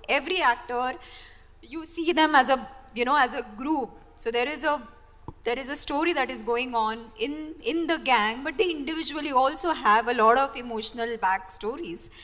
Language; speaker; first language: English; non-native, local second language; Marathi